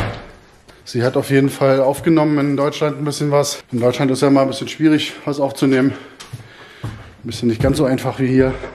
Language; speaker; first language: German; native; German